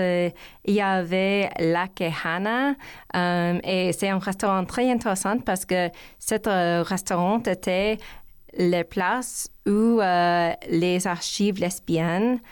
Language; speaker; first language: French; non-native, learner; English